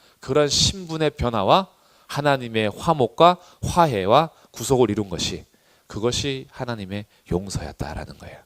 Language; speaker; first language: Korean; native; Korean